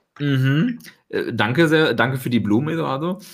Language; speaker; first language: German; native; German